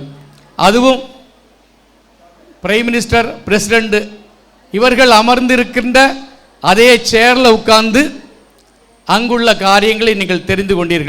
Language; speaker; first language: Tamil; native; Tamil